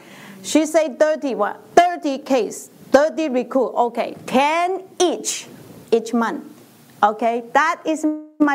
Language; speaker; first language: English; non-native, learner; Chinese